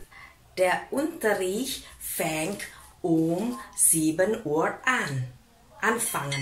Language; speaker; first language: German; non-native, fluent; Indonesian